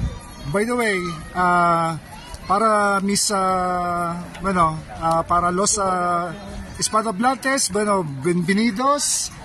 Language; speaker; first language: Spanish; non-native, fluent; Filipino